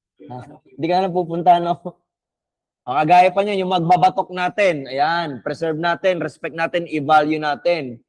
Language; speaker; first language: Filipino; non-native, local second language; Bikol